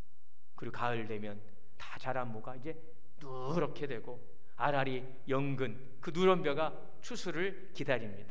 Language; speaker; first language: Korean; native; Korean